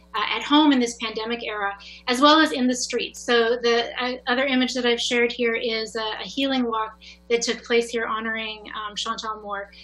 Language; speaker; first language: English; native; English